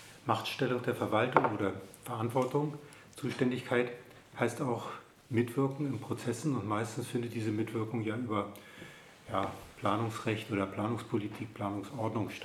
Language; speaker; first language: German; native; German